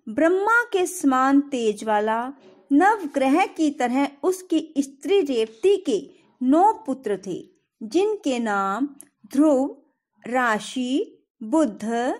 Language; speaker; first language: Hindi; native; Hindi